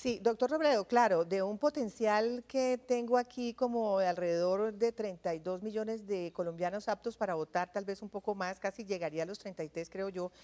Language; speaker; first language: Spanish; native; Spanish